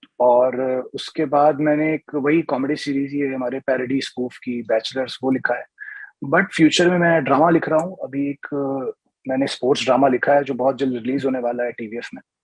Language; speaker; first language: Hindi; native; Hindi